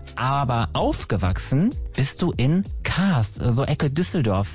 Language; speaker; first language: German; native; German